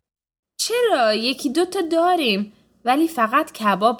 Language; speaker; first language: Persian; early bilingual, heritage; Persian